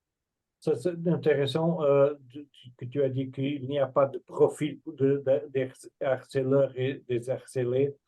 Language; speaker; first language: French; non-native, fluent; Portuguese